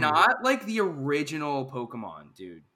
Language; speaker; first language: English; native; English